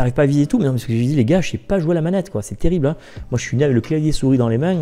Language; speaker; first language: French; native; French